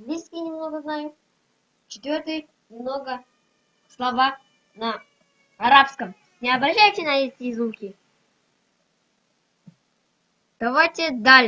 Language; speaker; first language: Russian; non-native, local second language; Kazakh